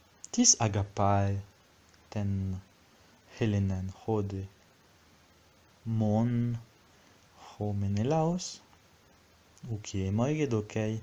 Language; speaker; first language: Greek; non-native, fluent; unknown